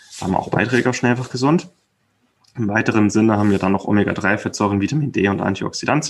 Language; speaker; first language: German; native; German